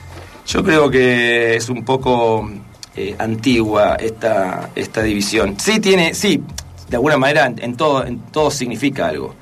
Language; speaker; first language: Spanish; native; Spanish